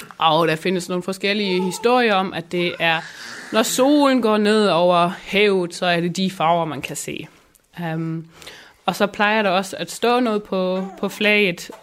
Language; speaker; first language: Danish; non-native, local second language; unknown